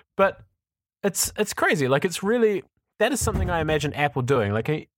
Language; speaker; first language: English; native; English